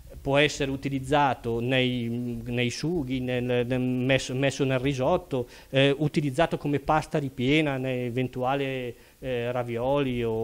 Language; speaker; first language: Italian; native; Italian